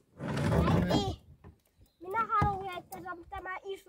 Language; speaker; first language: Finnish; early bilingual, other home language; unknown